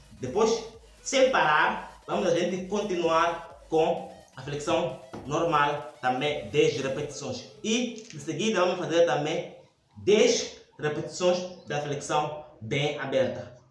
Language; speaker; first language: Portuguese; native; Portuguese